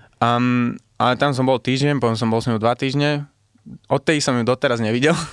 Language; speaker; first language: Slovak; early bilingual, heritage; Slovak